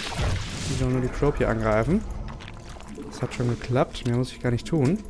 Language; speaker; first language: German; native; German